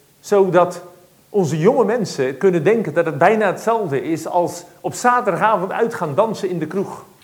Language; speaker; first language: Dutch; native; Dutch